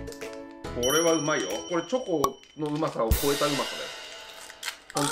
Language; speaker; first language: Japanese; native; Japanese